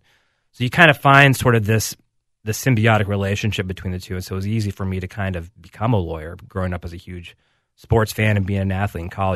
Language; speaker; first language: English; native; English